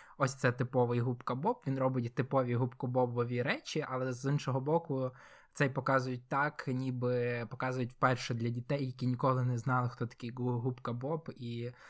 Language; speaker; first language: Ukrainian; native; Ukrainian